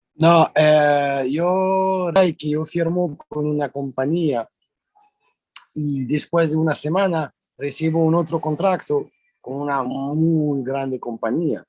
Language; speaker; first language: Spanish; non-native, learner; French